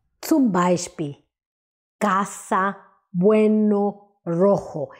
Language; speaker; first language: German; non-native, fluent; Spanish